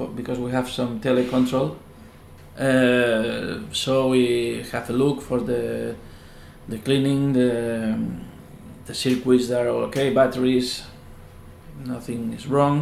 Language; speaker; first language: English; non-native, learner; Spanish